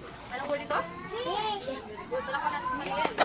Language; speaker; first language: Filipino; native; Filipino